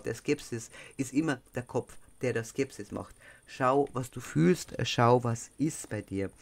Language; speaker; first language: German; native; German